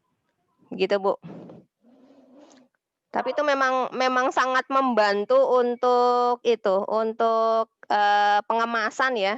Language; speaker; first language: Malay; non-native, local second language; Javanese